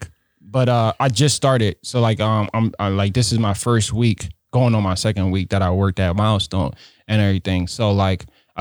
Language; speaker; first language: English; native; English